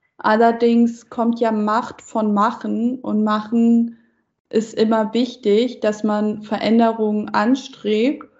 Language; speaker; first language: German; early bilingual, other home language; Persian